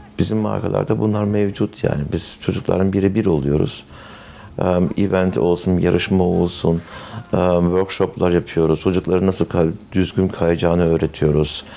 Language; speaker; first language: Turkish; early bilingual, heritage; Turkish